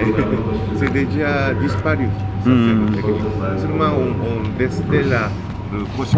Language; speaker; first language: French; non-native, learner; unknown